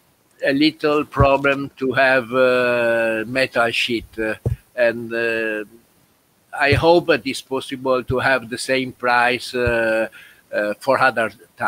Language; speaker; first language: English; non-native, learner; Italian